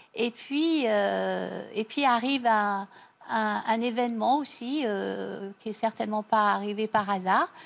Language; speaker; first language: French; native; French